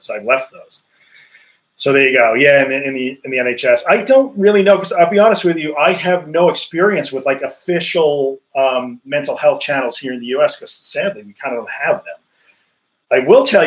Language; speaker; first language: English; native; English